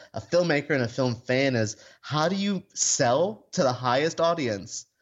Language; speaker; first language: English; native; English